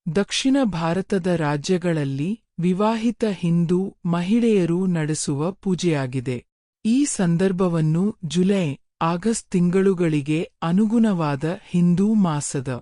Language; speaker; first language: Kannada; native; Kannada